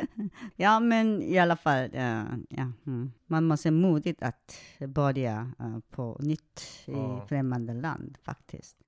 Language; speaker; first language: Swedish; non-native, fluent; Korean